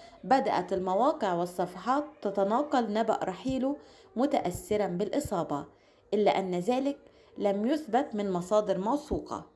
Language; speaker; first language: Arabic; native; Arabic